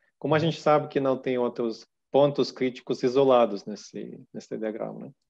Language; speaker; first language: Portuguese; non-native, fluent; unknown